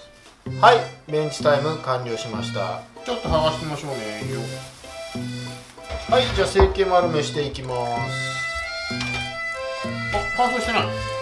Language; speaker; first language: Japanese; native; Japanese